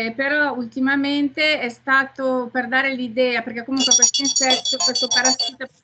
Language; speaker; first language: Italian; native; Italian